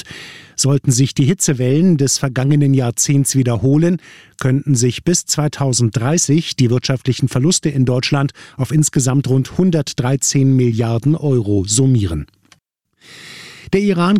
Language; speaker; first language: German; native; German